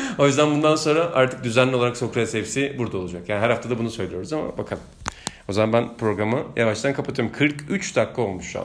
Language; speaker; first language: Turkish; native; Turkish